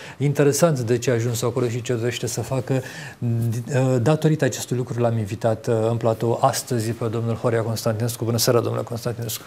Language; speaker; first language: Romanian; native; Romanian